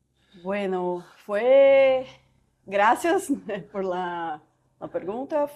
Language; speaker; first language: Spanish; non-native, fluent; Portuguese